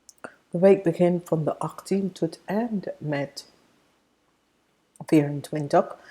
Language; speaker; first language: Dutch; non-native, fluent; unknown